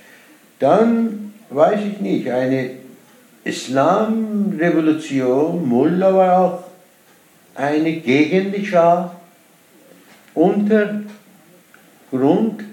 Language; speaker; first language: German; non-native, learner; Persian